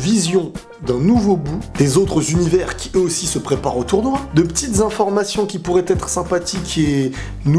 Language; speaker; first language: French; native; French